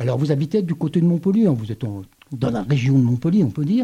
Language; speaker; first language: French; native; French